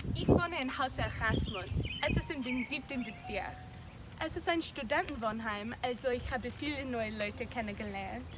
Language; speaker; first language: German; non-native, fluent; English